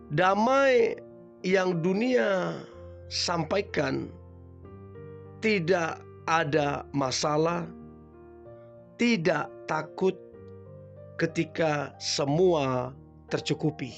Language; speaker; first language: Indonesian; native; Indonesian